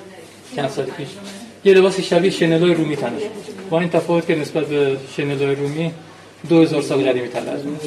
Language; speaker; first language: Persian; native; Persian